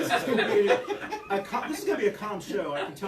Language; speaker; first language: English; native; English